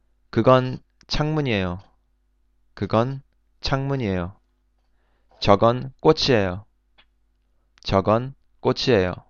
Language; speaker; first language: Korean; non-native, fluent; English